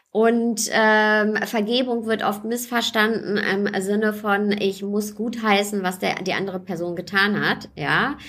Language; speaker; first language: German; early bilingual, other home language; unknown